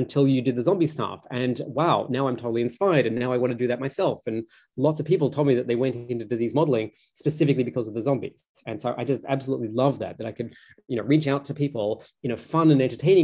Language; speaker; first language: English; native; English